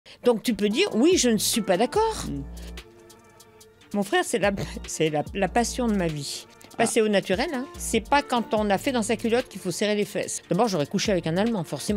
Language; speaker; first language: French; native; French